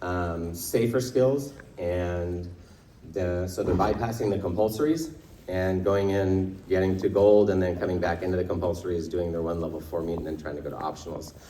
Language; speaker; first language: English; native; English